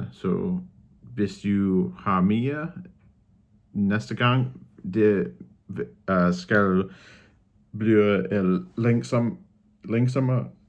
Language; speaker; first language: Danish; non-native, learner; English